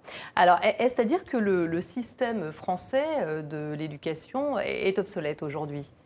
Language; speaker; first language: French; native; French